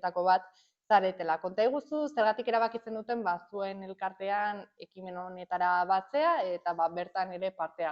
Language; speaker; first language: Basque; native; Basque